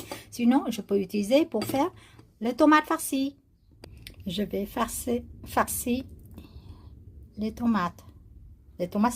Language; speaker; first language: French; non-native, learner; Vietnamese